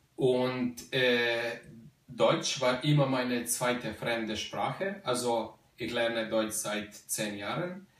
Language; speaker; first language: German; non-native, fluent; Slovenian